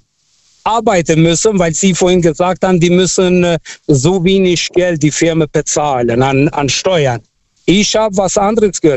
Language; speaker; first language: German; non-native, fluent; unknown